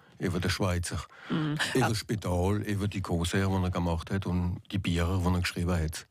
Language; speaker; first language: German; non-native, local second language; French